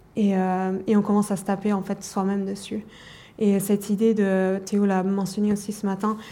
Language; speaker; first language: French; non-native, fluent; German